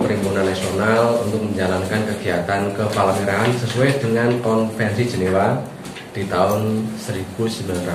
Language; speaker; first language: Indonesian; native; Indonesian